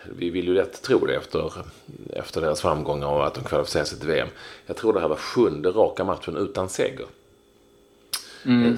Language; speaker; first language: Swedish; native; Swedish